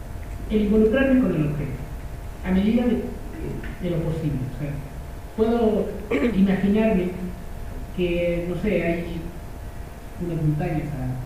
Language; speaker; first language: Spanish; native; Spanish